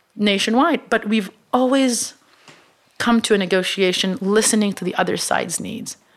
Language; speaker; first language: English; non-native, fluent; Hebrew